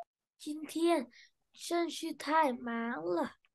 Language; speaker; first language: Chinese; non-native, learner; Vietnamese